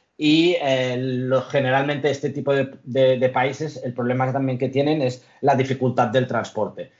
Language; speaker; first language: Spanish; early bilingual, other home language; Arabic